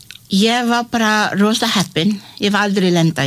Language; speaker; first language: Icelandic; non-native, learner; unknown